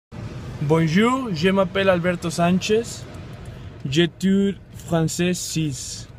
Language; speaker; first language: French; non-native, learner; Spanish